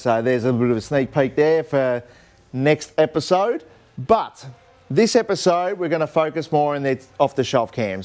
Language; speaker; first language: English; native; English